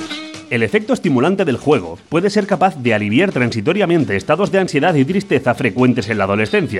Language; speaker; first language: Spanish; native; Spanish